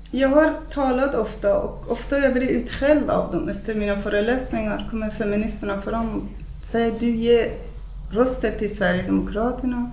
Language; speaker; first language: Swedish; non-native, fluent; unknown